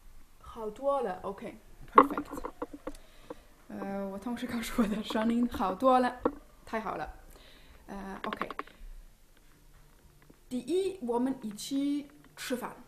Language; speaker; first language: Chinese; non-native, learner; German